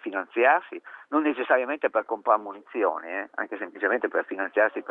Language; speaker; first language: Italian; native; Italian